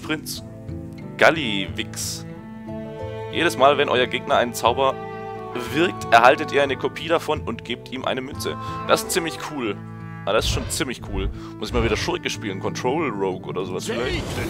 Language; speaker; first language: German; native; German